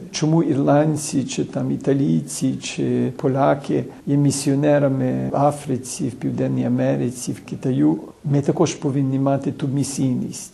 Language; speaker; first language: Ukrainian; early bilingual, heritage; Ukrainian